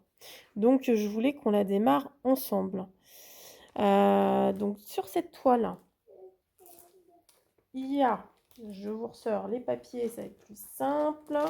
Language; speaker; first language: French; native; French